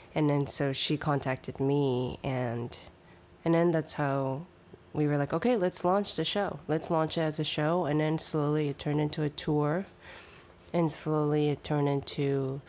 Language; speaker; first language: English; early bilingual, other home language; Chinese